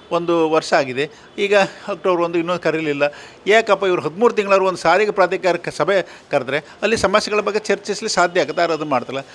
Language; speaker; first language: Kannada; native; Kannada